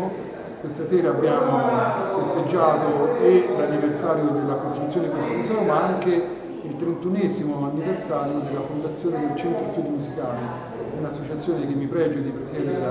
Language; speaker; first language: Italian; native; Italian